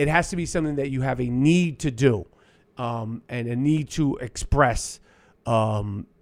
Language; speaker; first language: English; native; English